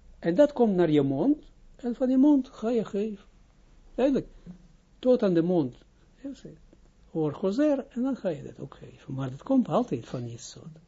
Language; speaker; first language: Dutch; non-native, fluent; Hebrew